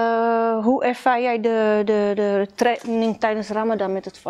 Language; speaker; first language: Dutch; native; Dutch